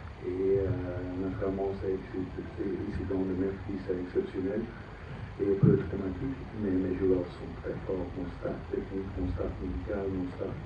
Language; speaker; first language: French; non-native, fluent; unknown